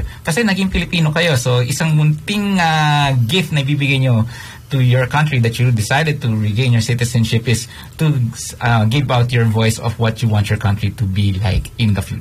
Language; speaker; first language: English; non-native, local second language; Filipino